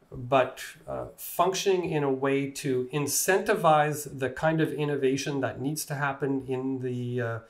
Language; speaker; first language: English; native; English